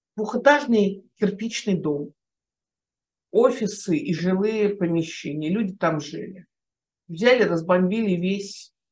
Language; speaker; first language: Russian; native; Russian